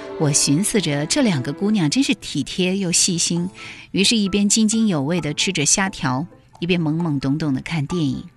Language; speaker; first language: Chinese; native; Chinese